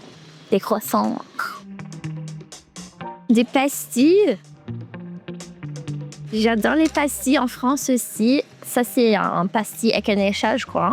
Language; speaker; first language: French; early bilingual, heritage; French